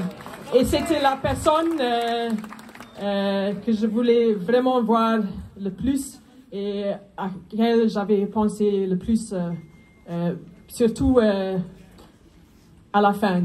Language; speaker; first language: French; non-native, fluent; Afrikaans